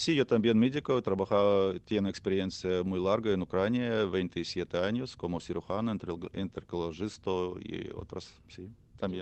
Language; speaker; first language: Spanish; non-native, learner; Ukrainian